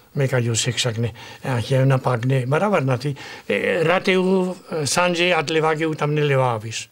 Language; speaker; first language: Gujarati; non-native, fluent; Spanish